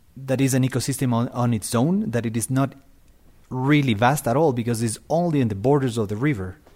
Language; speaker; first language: English; non-native, fluent; Spanish